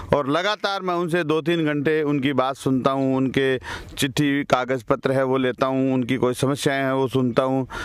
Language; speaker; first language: Hindi; native; Hindi